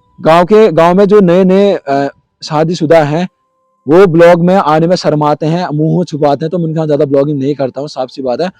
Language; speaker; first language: Hindi; native; Hindi